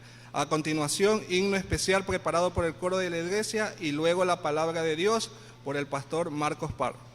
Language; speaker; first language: Spanish; native; Spanish